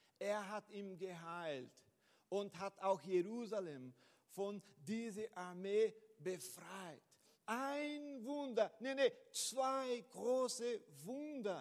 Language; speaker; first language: German; non-native, fluent; Portuguese